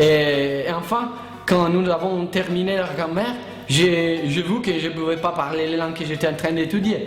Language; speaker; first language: French; non-native, learner; Italian